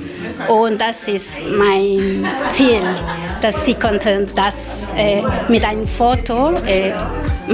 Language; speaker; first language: German; non-native, learner; Spanish